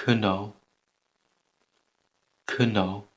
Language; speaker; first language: Welsh; non-native, learner; English